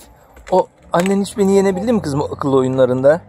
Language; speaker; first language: Turkish; native; Turkish